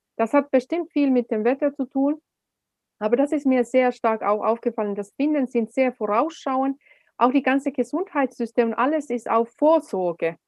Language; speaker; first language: German; non-native, fluent; Finnish